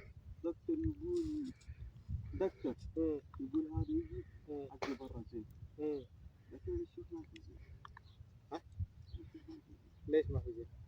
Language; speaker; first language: Arabic; non-native, learner; Telugu